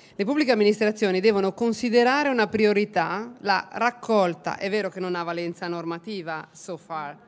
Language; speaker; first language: Italian; native; Italian